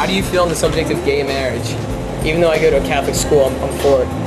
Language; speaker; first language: English; native; English